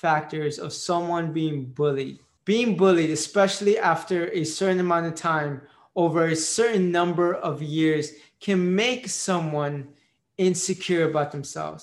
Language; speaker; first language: English; early bilingual, other home language; Marathi